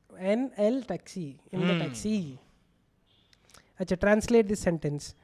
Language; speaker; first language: English; non-native, local second language; Hindi